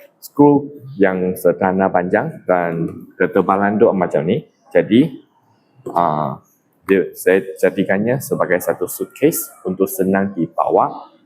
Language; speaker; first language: Malay; non-native, local second language; Chinese